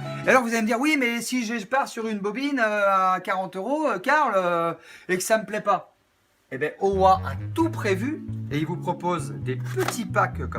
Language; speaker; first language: French; native; French